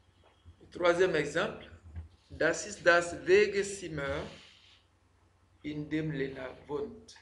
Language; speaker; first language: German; non-native, fluent; French